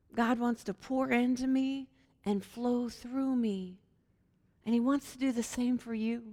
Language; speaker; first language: English; native; English